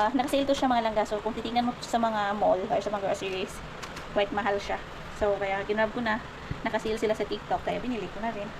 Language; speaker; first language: Filipino; non-native, local second language; Cebuano